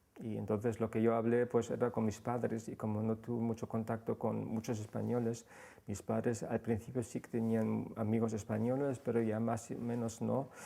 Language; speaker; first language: Spanish; early bilingual, heritage; Spanish